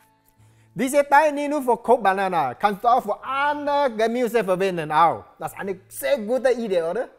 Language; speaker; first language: German; non-native, learner; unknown